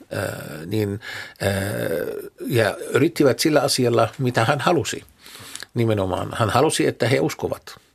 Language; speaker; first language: Finnish; non-native, fluent; Arabic